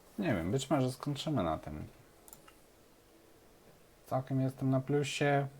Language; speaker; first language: Polish; non-native, fluent; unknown